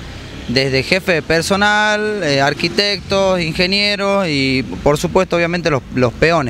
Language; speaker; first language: Spanish; native; Spanish